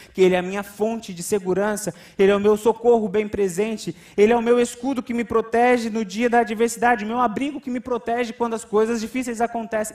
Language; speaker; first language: Portuguese; native; Portuguese